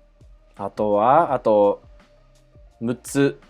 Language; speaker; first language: Japanese; non-native, fluent; English